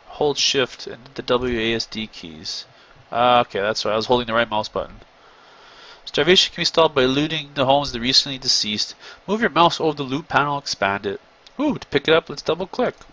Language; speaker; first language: English; native; English